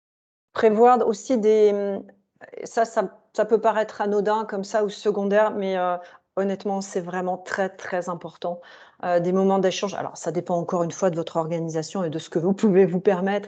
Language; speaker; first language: French; native; French